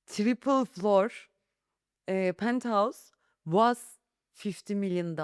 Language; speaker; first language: English; non-native, learner; Turkish